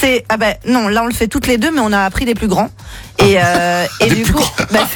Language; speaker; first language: French; native; French